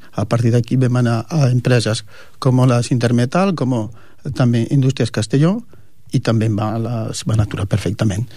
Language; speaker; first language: Catalan; non-native, local second language; Spanish